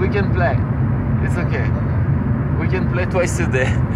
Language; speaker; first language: English; non-native, learner; French